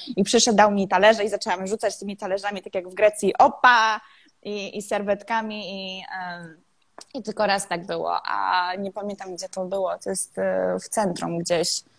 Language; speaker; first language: Polish; native; Polish